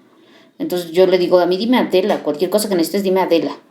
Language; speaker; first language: Spanish; native; Spanish